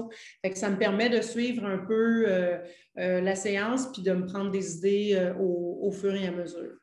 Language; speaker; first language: French; native; French